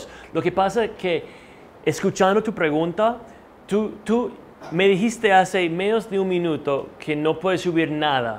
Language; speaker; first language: Spanish; non-native, fluent; English